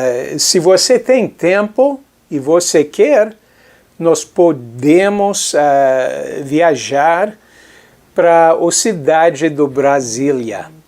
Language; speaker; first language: Portuguese; non-native, learner; English